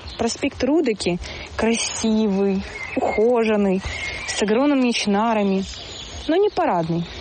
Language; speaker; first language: Russian; native; Russian